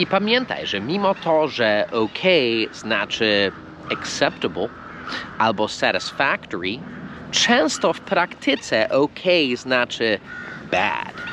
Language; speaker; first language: Polish; non-native, fluent; English